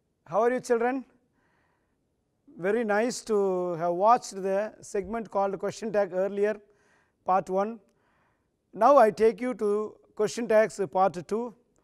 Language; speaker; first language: English; non-native, local second language; Tamil